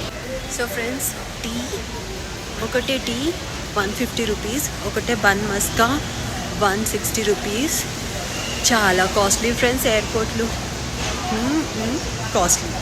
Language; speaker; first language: Telugu; non-native, learner; Kannada